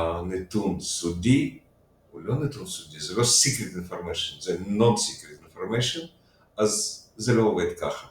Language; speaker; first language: Hebrew; non-native, fluent; Russian